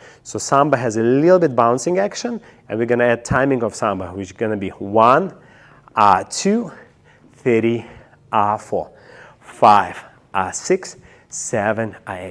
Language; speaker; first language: English; non-native, fluent; Russian